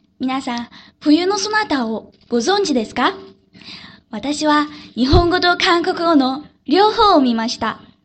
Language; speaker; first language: Japanese; non-native, fluent; Korean